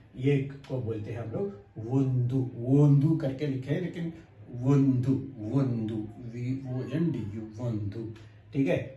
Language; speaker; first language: Hindi; non-native, local second language; Kannada